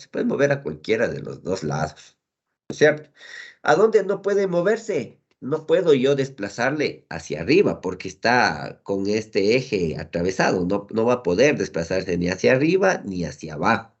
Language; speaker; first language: Spanish; native; Spanish